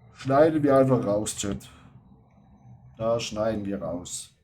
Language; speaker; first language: German; native; German